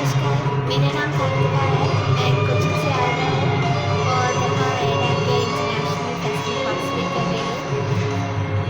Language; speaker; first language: Hindi; non-native, local second language; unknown